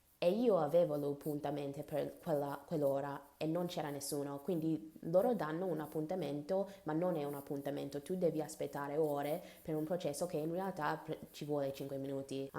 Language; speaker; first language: Italian; non-native, learner; English